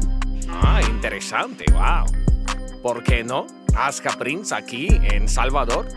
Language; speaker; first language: Spanish; non-native, learner; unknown